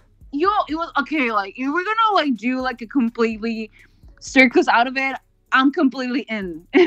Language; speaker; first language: English; non-native, fluent; Spanish